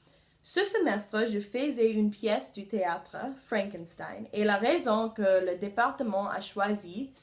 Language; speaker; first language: French; non-native, learner; English